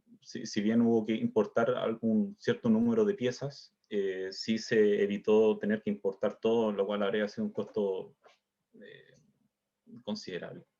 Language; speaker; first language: Spanish; native; Spanish